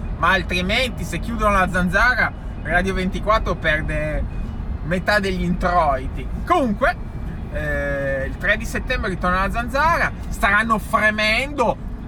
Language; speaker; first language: Italian; native; Italian